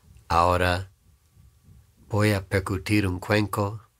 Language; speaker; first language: Spanish; non-native, fluent; English